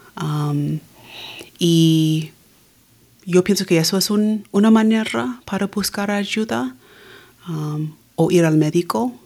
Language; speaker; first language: Spanish; early bilingual, heritage; Spanish